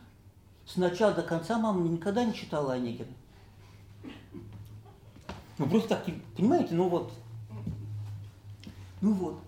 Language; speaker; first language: Russian; early bilingual, heritage; Russian